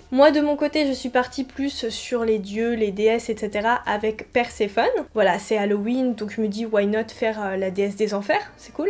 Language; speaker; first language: French; native; French